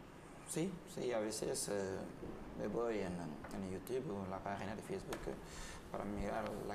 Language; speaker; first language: Spanish; non-native, learner; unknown